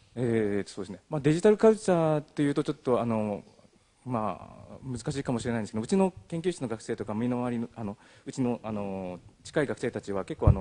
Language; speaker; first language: Japanese; native; Japanese